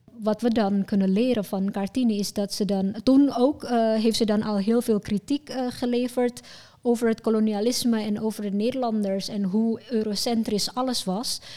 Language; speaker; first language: Dutch; non-native, fluent; Indonesian